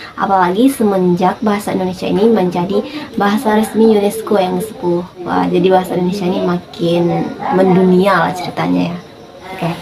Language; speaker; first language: Indonesian; native; Indonesian